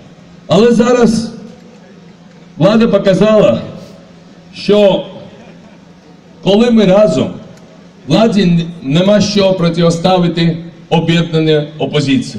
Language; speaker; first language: Ukrainian; non-native, fluent; Georgian